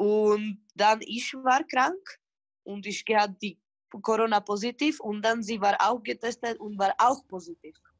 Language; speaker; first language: German; non-native, learner; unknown